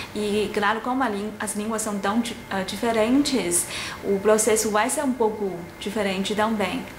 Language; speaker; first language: Portuguese; non-native, fluent; Chinese